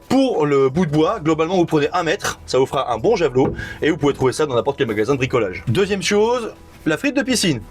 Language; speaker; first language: French; native; French